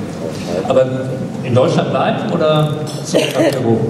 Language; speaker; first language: German; native; German